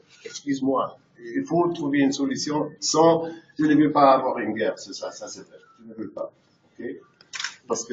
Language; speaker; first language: French; non-native, fluent; German